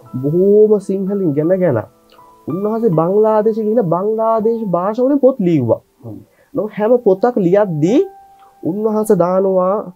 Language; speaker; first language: Sinhala; non-native, fluent; Bangla